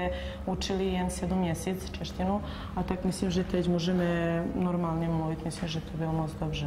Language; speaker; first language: Czech; non-native, learner; Serbian